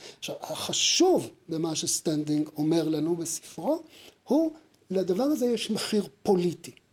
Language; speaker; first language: Hebrew; native; Hebrew